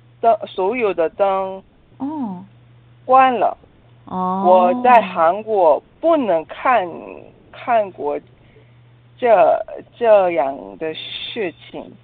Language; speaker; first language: Chinese; non-native, learner; Korean